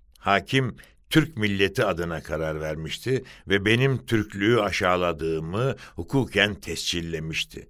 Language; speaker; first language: Turkish; native; Turkish